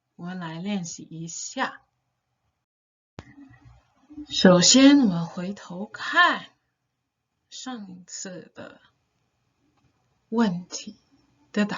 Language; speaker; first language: Chinese; non-native, fluent; English